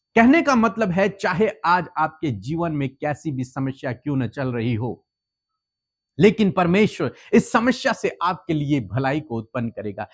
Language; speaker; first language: Hindi; native; Hindi